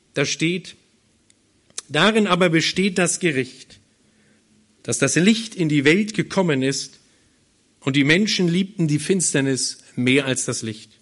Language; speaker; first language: German; native; German